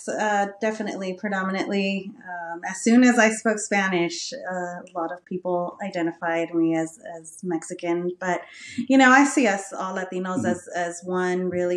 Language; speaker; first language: English; early bilingual, other home language; Spanish